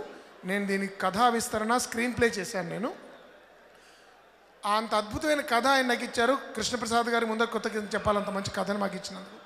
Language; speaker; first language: Telugu; native; Telugu